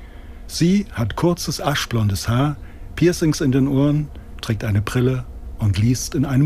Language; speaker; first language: German; native; German